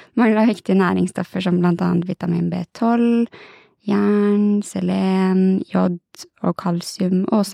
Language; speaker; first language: Norwegian; native; Norwegian